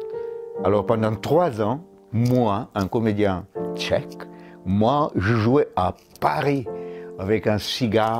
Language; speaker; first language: French; non-native, fluent; Czech